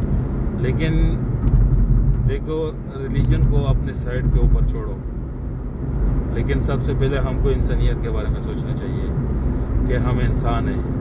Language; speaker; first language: Hindi; non-native, local second language; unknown